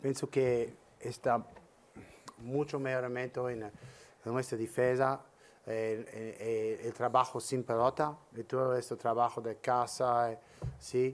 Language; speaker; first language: Italian; non-native, learner; English